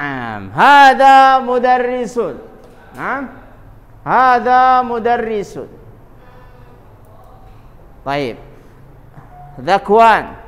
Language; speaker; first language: Arabic; non-native, fluent; Indonesian